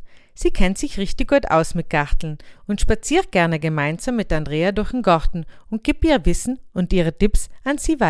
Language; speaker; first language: German; native; German